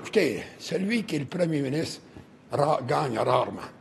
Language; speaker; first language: French; native; French